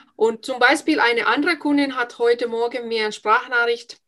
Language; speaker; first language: German; non-native, fluent; Finnish